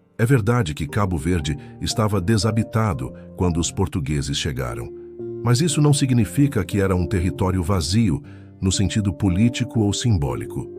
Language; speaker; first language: Portuguese; non-native, local second language; Kabuverdianu